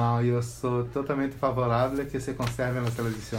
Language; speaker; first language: Spanish; non-native, learner; Portuguese